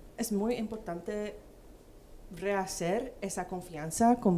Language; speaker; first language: Spanish; non-native, fluent; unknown